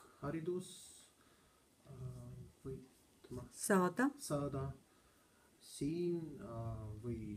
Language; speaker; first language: Estonian; non-native, learner; Russian